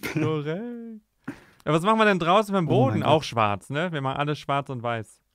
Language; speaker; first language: German; native; German